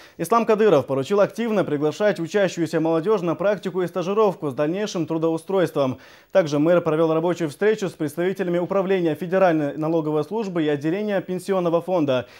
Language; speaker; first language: Russian; non-native, local second language; Chechen